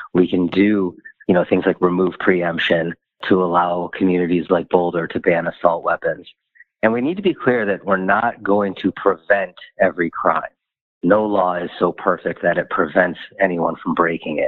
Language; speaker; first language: English; native; English